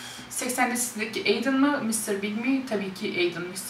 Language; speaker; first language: Turkish; native; Turkish